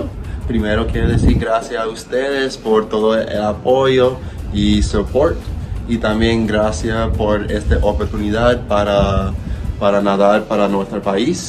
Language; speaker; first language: Spanish; early bilingual, heritage; English